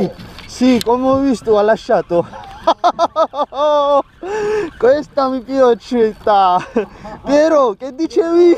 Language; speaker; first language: Italian; non-native, learner; Georgian